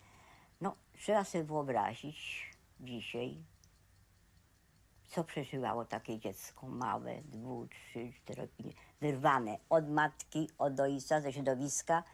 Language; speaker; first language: Polish; native; Polish